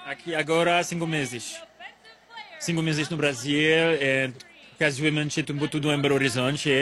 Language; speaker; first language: Portuguese; non-native, learner; French